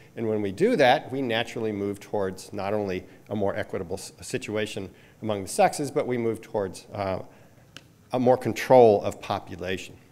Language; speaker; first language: English; native; English